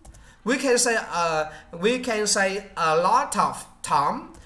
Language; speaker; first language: English; non-native, learner; Vietnamese